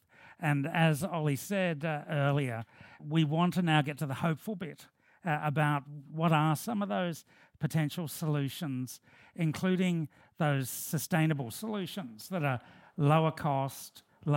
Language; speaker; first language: English; native; English